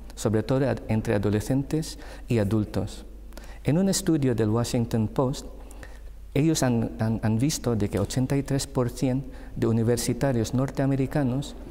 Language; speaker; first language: Spanish; non-native, fluent; Filipino